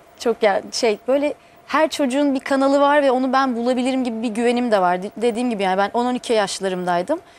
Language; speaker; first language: Turkish; native; Turkish